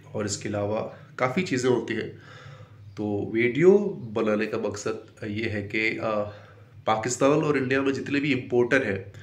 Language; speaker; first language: Urdu; non-native, fluent; Baluchi